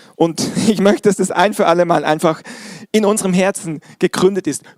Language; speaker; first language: German; native; German